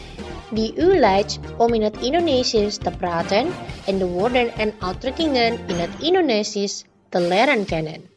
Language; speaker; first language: Dutch; non-native, learner; Indonesian